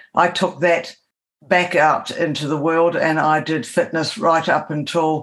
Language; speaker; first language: English; native; English